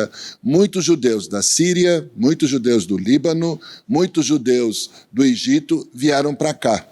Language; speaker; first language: Portuguese; early bilingual, other home language; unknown